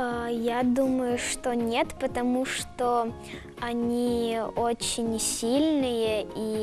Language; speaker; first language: Ukrainian; non-native, local second language; Russian